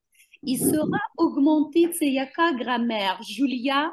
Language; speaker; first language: French; non-native, fluent; Ukrainian